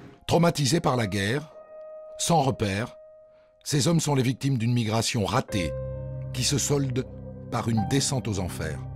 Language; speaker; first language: French; native; French